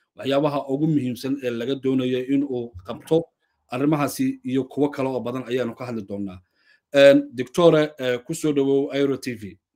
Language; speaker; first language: Somali; native; Somali